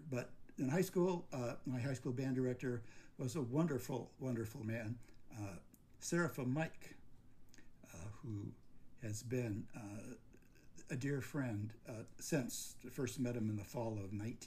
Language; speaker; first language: English; native; English